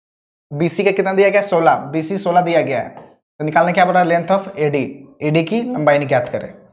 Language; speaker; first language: Hindi; native; Hindi